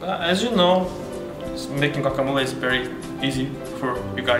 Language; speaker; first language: English; non-native, learner; Korean